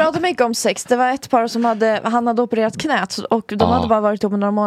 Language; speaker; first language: Swedish; native; Swedish